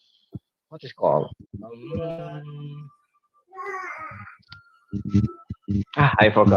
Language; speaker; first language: English; non-native, learner; Indonesian